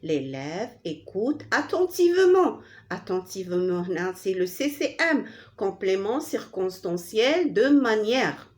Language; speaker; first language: French; non-native, local second language; Arabic